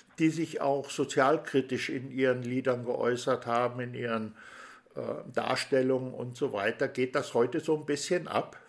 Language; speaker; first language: German; native; German